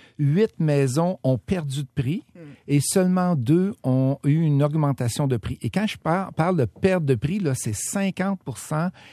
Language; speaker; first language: French; native; French